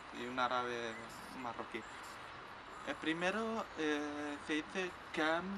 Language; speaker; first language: Spanish; non-native, local second language; Arabic